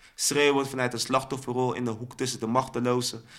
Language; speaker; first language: Dutch; early bilingual, other home language; Sranan Tongo